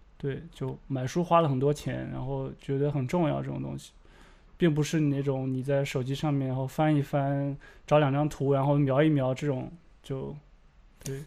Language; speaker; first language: Chinese; native; Chinese